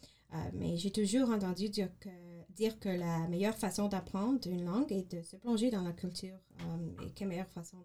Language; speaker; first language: French; non-native, learner; English